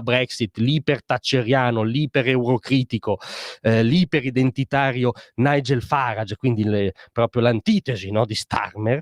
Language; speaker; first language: Italian; native; Italian